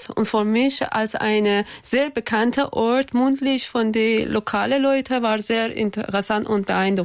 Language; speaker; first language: German; non-native, learner; Persian